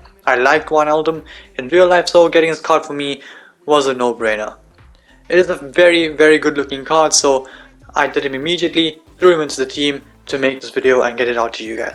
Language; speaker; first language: English; native; English